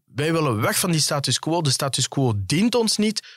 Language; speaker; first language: Dutch; early bilingual, other home language; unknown